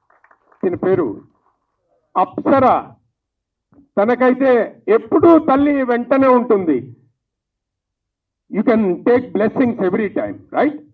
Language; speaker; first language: Telugu; native; Telugu